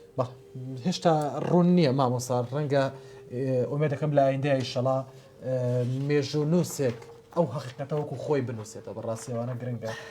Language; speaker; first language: Central Kurdish; native; Central Kurdish